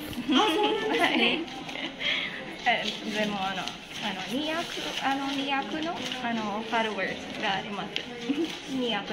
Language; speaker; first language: Japanese; non-native, learner; Filipino